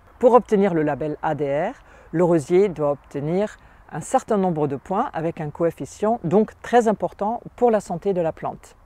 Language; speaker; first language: French; non-native, fluent; German